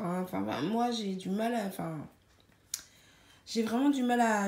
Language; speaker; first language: French; native; French